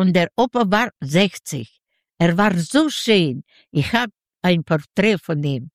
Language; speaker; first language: German; early bilingual, other home language; Yiddish